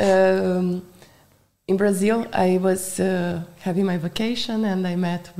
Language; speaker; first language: English; non-native, fluent; Portuguese